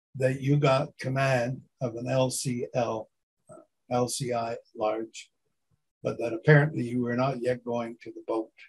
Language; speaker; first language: English; native; English